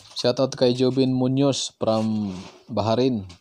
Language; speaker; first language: Filipino; non-native, local second language; Cebuano